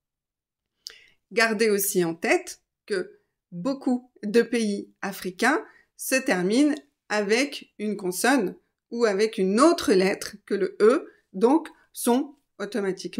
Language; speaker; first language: French; native; French